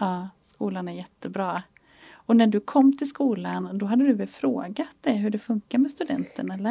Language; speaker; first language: Swedish; native; Swedish